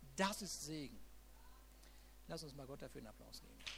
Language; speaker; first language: German; native; German